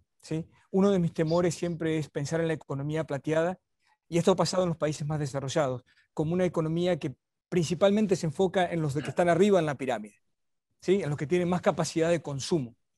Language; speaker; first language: Spanish; native; Spanish